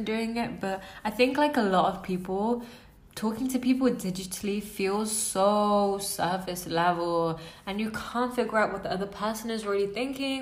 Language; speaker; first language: English; native; English